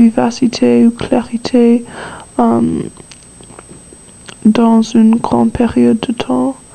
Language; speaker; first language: French; non-native, learner; English